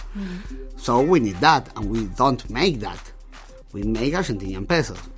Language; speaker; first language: English; non-native, fluent; Spanish